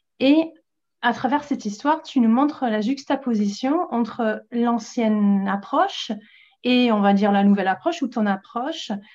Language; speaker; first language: French; non-native, fluent; English